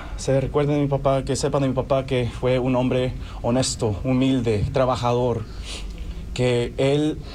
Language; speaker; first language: Spanish; early bilingual, heritage; Spanish